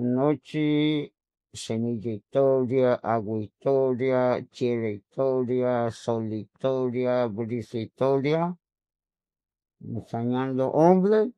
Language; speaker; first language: Spanish; non-native, local second language; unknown